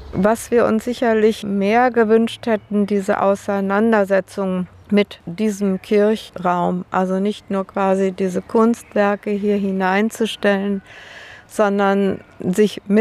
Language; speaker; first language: German; native; German